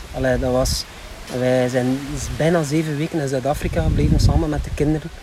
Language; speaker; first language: Dutch; native; Dutch